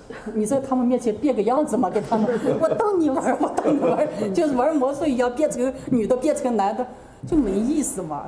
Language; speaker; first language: Chinese; native; Chinese